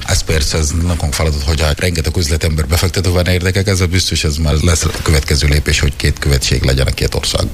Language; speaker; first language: Hungarian; non-native, fluent; Arabic